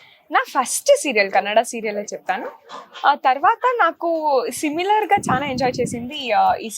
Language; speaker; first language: Telugu; non-native, local second language; Kannada